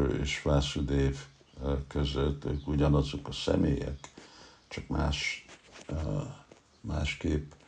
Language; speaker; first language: Hungarian; early bilingual, heritage; Hungarian